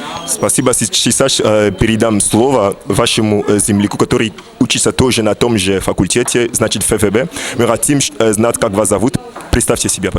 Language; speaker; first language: Russian; non-native, learner; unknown